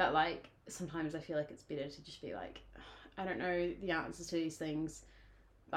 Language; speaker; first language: English; native; English